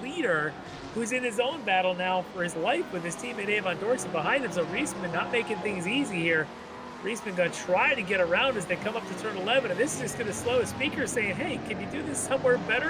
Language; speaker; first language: English; native; English